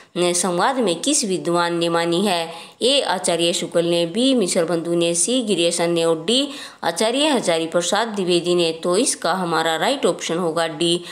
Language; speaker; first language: Hindi; native; Hindi